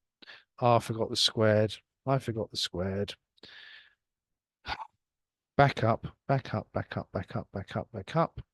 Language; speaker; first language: English; native; English